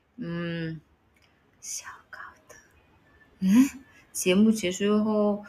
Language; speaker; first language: Chinese; non-native, learner; Vietnamese